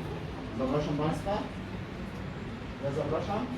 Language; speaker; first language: Polish; non-native, learner; Arabic